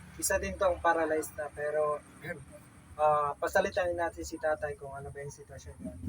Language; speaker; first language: Filipino; native; Filipino